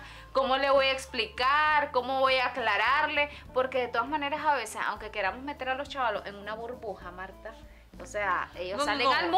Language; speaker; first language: Spanish; native; Spanish